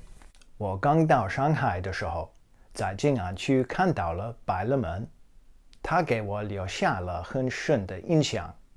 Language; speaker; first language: Chinese; non-native, fluent; English